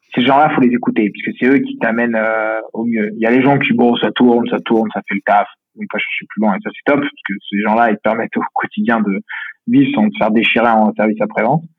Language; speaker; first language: French; native; French